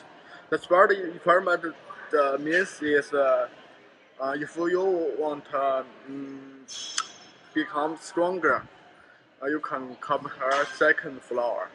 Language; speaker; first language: English; non-native, learner; Chinese